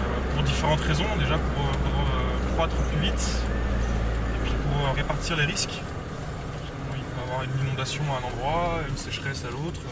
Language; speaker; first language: French; native; French